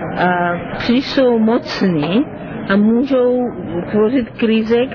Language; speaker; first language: Czech; non-native, fluent; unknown